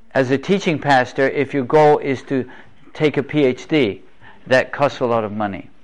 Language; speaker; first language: English; native; English